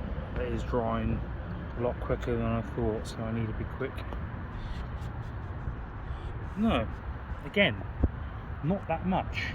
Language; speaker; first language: English; native; English